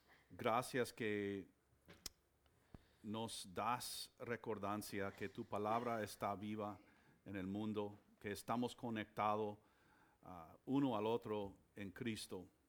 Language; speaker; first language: Spanish; non-native, learner; English